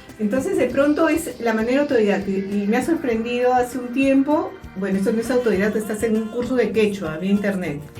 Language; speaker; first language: Spanish; native; Spanish